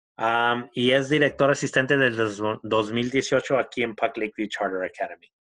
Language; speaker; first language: Spanish; early bilingual, heritage; Spanish